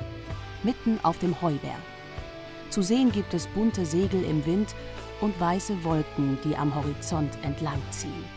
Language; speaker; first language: German; native; German